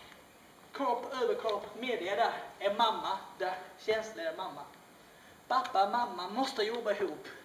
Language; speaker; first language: Swedish; non-native, learner; Chinese